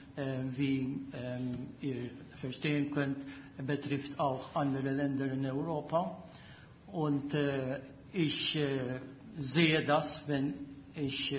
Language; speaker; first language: German; non-native, fluent; Maltese